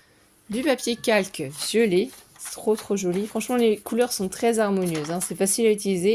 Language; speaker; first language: French; native; French